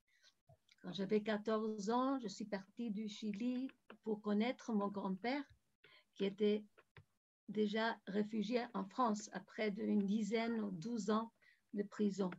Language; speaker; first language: French; non-native, fluent; Spanish